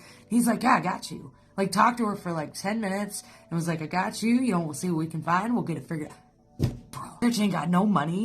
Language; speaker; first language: English; native; English